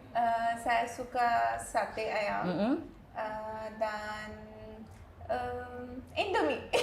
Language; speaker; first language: Indonesian; non-native, learner; Malagasy